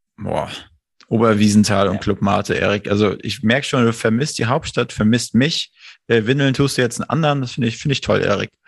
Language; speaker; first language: German; native; German